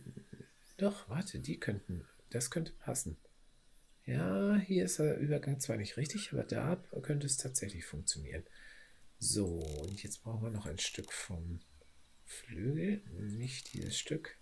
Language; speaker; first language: German; native; German